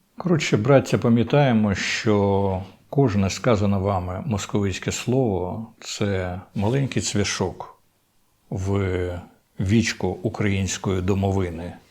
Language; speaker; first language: Ukrainian; native; Ukrainian